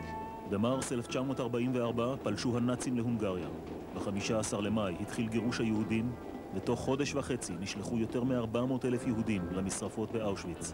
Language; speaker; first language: Hebrew; native; Hebrew